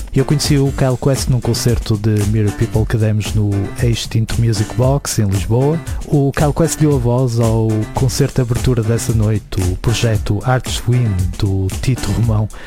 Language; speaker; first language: Portuguese; native; Portuguese